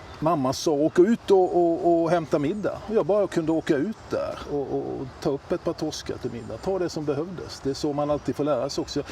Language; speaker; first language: Swedish; native; Swedish